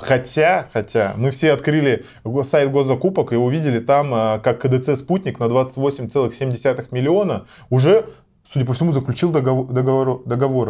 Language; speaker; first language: Russian; native; Russian